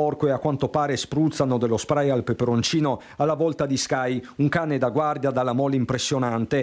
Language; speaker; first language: Italian; native; Italian